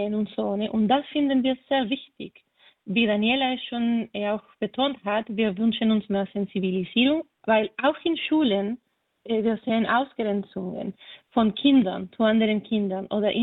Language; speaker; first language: German; non-native, fluent; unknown